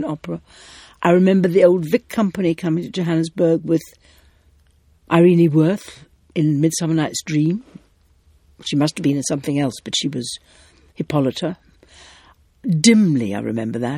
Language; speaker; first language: English; native; English